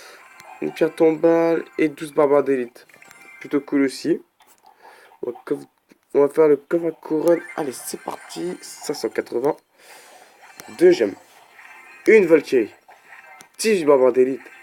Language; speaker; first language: French; native; French